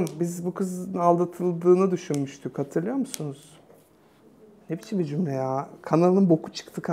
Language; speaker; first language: Turkish; native; Turkish